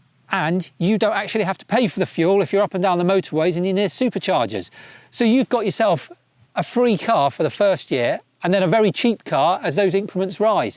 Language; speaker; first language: English; native; English